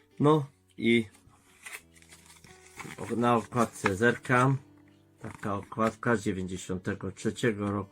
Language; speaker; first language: Polish; non-native, fluent; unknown